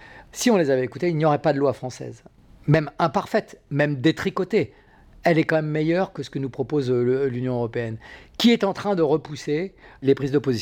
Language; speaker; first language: French; native; French